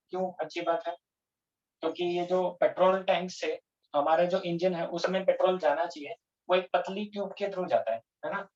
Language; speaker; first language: Hindi; non-native, local second language; Gujarati